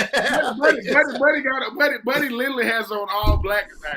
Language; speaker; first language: English; native; English